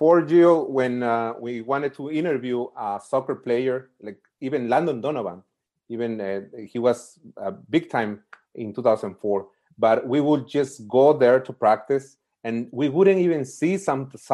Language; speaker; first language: English; native; English